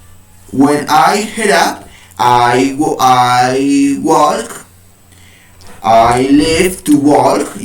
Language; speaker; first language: English; non-native, learner; Spanish